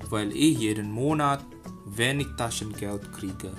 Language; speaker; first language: German; non-native, learner; Indonesian